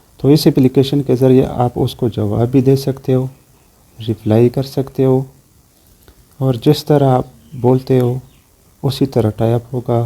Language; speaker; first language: Urdu; non-native, local second language; Pashto